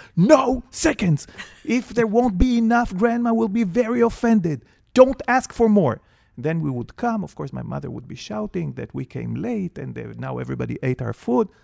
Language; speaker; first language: English; non-native, fluent; Hebrew